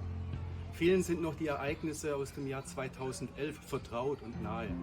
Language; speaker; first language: German; native; German